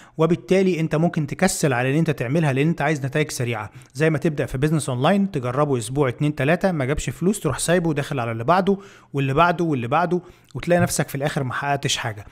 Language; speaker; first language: Arabic; native; Arabic